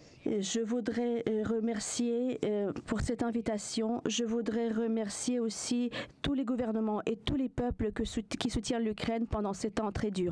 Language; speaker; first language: French; non-native, fluent; Ukrainian